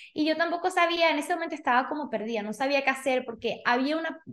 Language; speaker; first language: Spanish; early bilingual, other home language; Portuguese